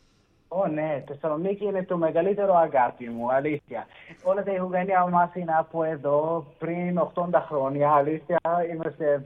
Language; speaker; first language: Greek; early bilingual, heritage; Greek